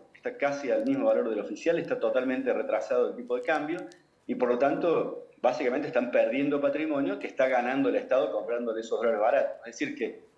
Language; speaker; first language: Spanish; native; Spanish